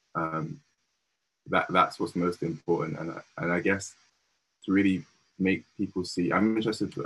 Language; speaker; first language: English; native; English